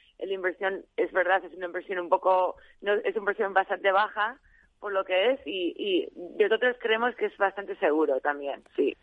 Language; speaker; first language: Spanish; early bilingual, heritage; Spanish